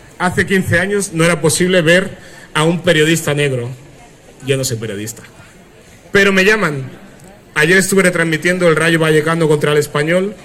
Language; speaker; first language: Spanish; early bilingual, other home language; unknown